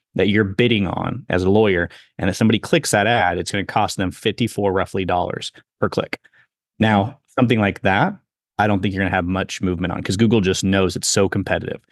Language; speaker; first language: English; native; English